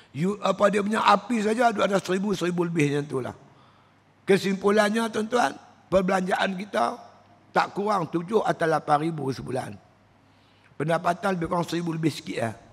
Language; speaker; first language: Malay; native; Malay